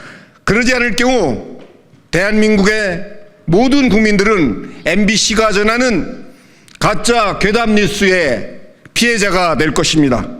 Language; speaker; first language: Korean; native; Korean